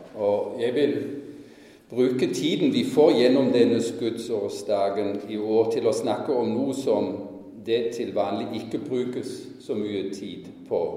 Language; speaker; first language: Norwegian; non-native, fluent; German